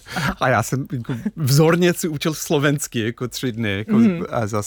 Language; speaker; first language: Czech; non-native, fluent; English